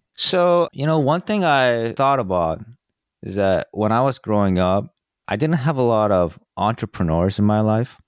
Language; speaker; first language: English; early bilingual, other home language; Korean